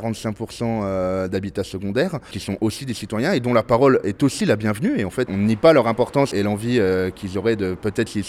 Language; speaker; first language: French; native; French